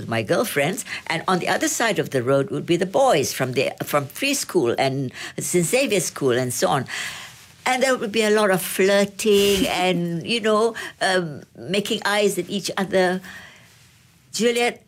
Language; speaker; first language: English; non-native, local second language; Malay